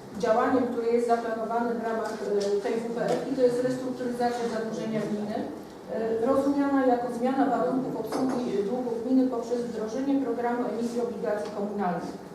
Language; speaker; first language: Polish; native; Polish